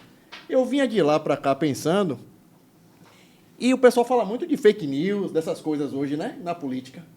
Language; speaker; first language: Portuguese; native; Portuguese